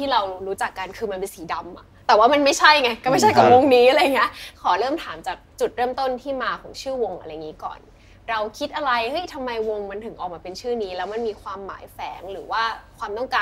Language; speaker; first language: Thai; native; Thai